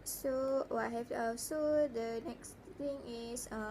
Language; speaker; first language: English; non-native, learner; Malay